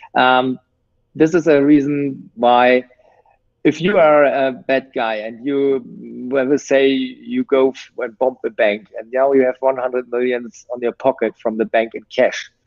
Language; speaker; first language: English; non-native, fluent; German